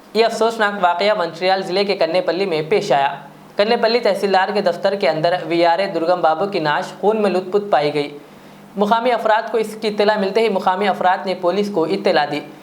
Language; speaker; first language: Urdu; native; Urdu